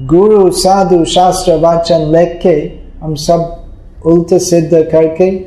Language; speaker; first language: Hindi; non-native, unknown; English